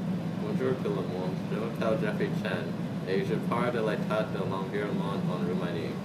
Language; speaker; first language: French; non-native, learner; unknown